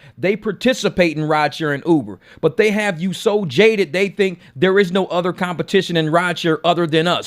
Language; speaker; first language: English; native; English